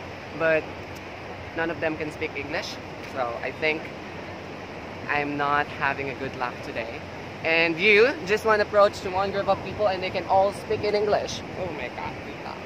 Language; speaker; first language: English; non-native, fluent; Filipino